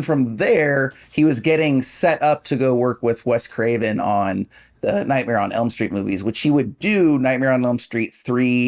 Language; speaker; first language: English; native; English